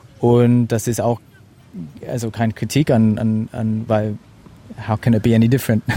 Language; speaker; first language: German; non-native, fluent; English